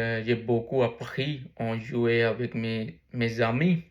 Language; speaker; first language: French; non-native, learner; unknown